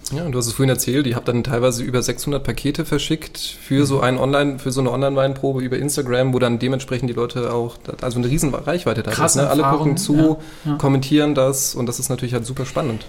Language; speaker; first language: German; native; German